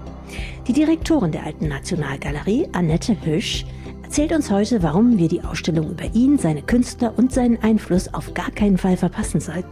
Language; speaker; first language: German; native; German